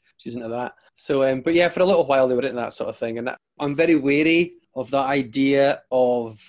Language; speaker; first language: English; native; English